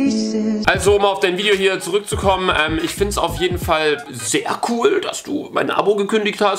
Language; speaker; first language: German; native; German